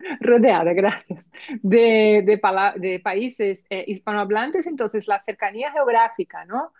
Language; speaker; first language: Spanish; early bilingual, heritage; Spanish